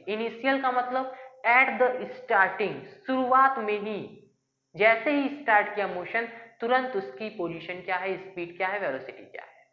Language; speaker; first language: Hindi; native; Hindi